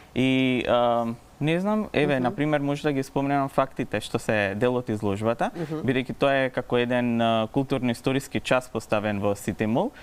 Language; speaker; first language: Macedonian; non-native, local second language; Romany